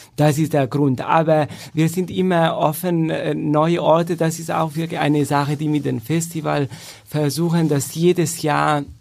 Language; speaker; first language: German; non-native, fluent; Italian